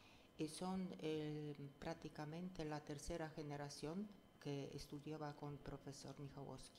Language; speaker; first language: Spanish; non-native, fluent; Polish